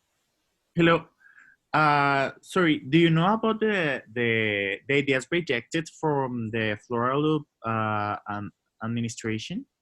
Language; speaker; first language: English; non-native, learner; Spanish